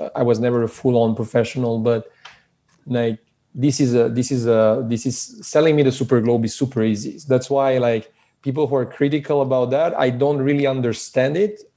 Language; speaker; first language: English; early bilingual, other home language; Serbian